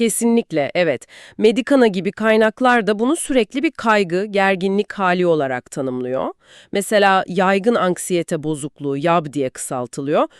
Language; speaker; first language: Turkish; native; Turkish